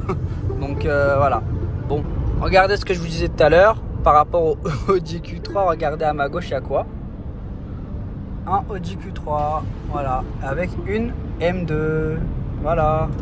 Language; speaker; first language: French; native; French